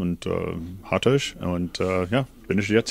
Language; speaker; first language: German; non-native, learner; English